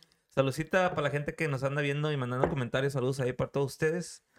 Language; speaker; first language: Spanish; early bilingual, other home language; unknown